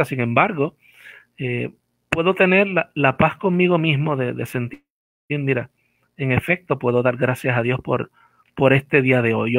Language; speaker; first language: Spanish; native; Spanish